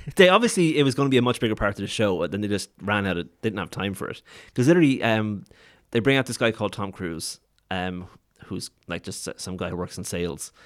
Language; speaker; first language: English; native; English